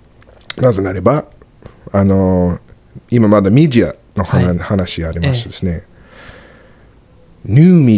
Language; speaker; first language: Japanese; non-native, learner; English